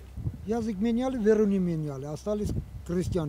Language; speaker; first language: Russian; non-native, local second language; Turkish